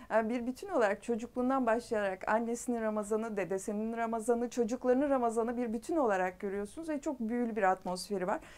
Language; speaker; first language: Turkish; native; Turkish